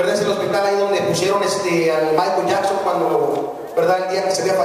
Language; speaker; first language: Spanish; native; Spanish